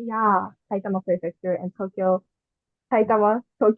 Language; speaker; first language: English; non-native, learner; Japanese